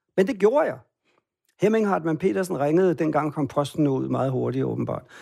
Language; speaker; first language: Danish; native; Danish